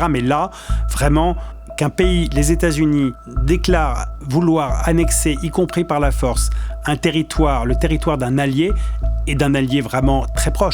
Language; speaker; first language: French; native; French